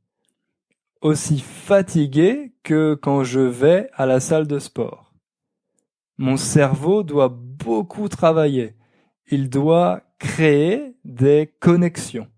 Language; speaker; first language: French; native; French